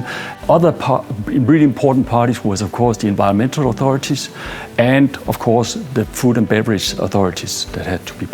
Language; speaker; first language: English; non-native, fluent; Danish